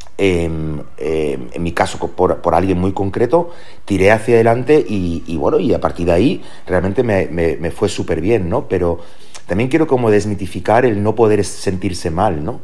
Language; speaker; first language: Spanish; early bilingual, heritage; Spanish